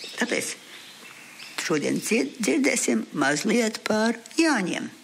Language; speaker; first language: Latvian; early bilingual, heritage; Latvian